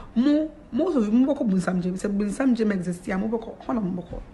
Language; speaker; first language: English; native; English